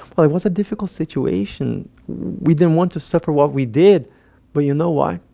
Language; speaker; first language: English; non-native, fluent; Portuguese